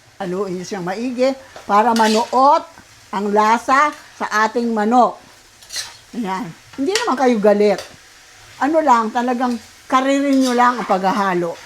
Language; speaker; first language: Filipino; native; Filipino